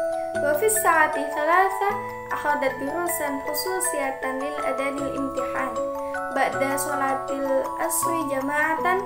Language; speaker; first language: Arabic; non-native, learner; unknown